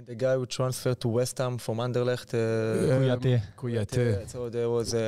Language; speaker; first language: English; non-native, fluent; Hebrew